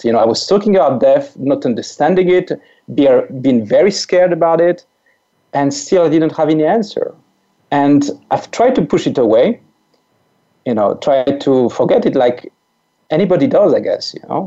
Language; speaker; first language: English; non-native, fluent; French